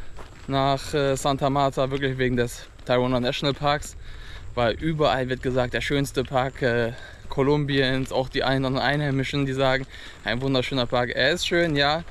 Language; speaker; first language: German; native; German